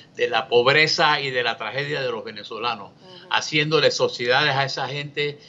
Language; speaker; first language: Spanish; native; Spanish